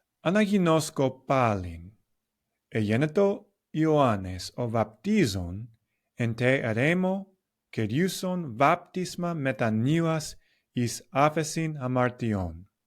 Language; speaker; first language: Greek; non-native, learner; English